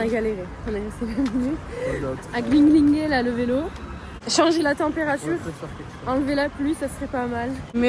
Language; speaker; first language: French; native; French